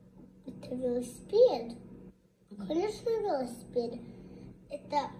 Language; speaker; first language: Russian; early bilingual, heritage; Russian